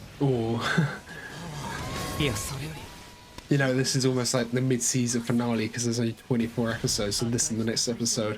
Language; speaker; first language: English; native; English